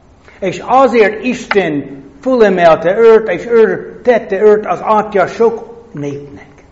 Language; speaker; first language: Hungarian; non-native, fluent; English